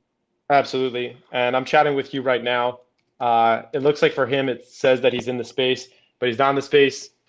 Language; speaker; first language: English; native; English